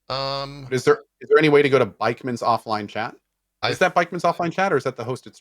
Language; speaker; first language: English; native; English